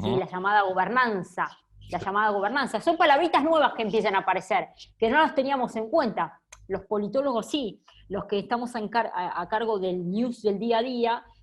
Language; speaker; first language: Spanish; native; Spanish